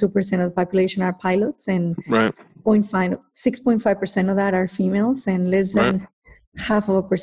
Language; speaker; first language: English; non-native, fluent; Spanish